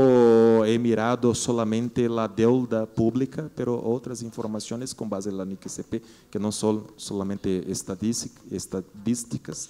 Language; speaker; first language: Spanish; non-native, learner; Portuguese